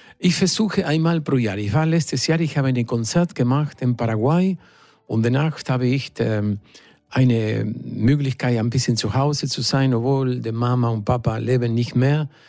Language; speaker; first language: German; non-native, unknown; Spanish